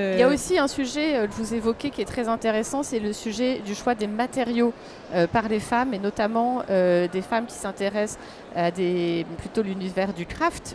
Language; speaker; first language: French; native; French